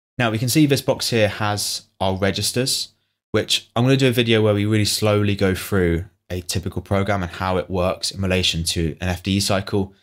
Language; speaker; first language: English; native; English